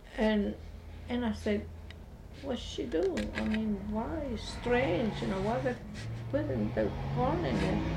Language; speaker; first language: English; non-native, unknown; Italian